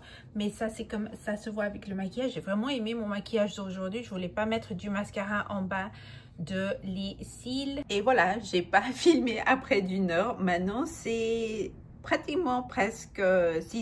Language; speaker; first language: French; non-native, fluent; Spanish